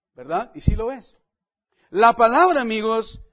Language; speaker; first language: Spanish; non-native, fluent; English